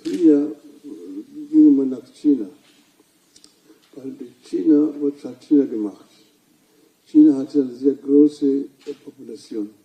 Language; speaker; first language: German; non-native, fluent; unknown